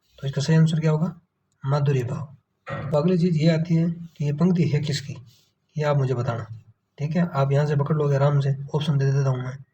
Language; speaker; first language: Hindi; native; Hindi